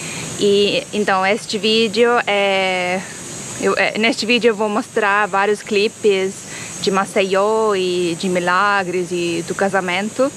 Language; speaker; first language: Portuguese; non-native, fluent; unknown